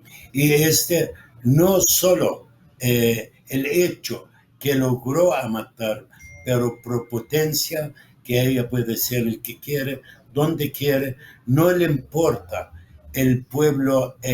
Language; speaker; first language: Spanish; non-native, fluent; Arabic